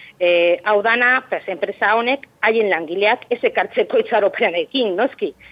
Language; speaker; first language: Basque; non-native, local second language; Spanish